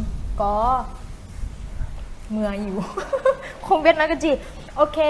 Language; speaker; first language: Vietnamese; non-native, learner; Thai